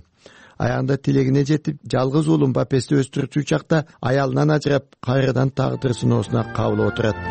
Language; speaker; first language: Kyrgyz; native; Kyrgyz